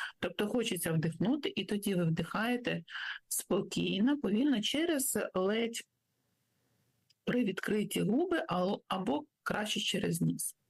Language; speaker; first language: Ukrainian; native; Ukrainian